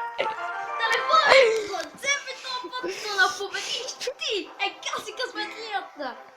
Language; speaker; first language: Bulgarian; native; Bulgarian